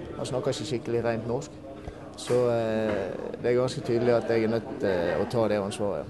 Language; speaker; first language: Norwegian; native; Norwegian